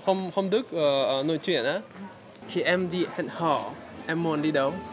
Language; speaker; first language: Vietnamese; non-native, learner; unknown